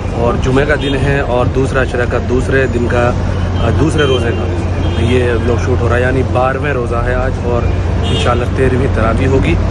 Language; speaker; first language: Urdu; native; Urdu